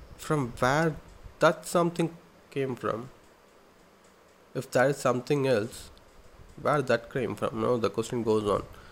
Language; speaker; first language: English; non-native, local second language; Tamil